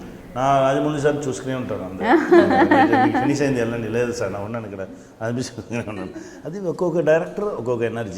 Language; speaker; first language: Telugu; non-native, local second language; Tamil